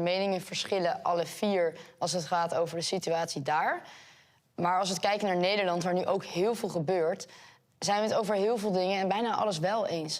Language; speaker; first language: Dutch; native; Dutch